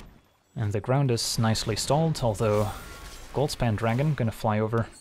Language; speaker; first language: English; native; English